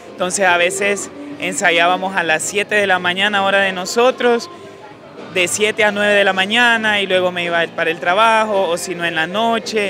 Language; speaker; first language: Spanish; native; Spanish